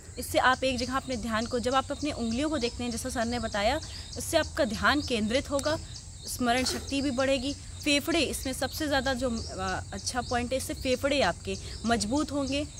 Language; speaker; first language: Hindi; native; Hindi